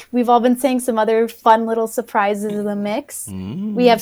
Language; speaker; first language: English; native; English